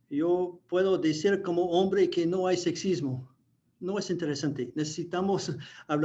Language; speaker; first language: Spanish; non-native, fluent; English